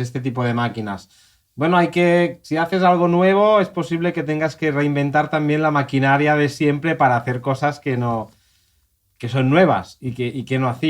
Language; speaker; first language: Spanish; native; Spanish